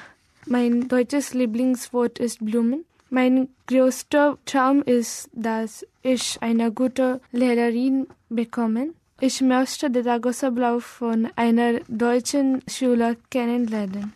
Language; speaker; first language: German; non-native, learner; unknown